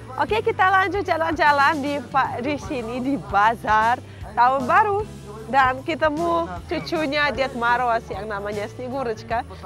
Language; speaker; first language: Indonesian; non-native, fluent; Russian